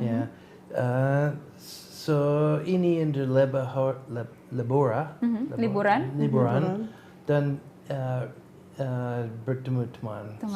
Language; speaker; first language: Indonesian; non-native, learner; English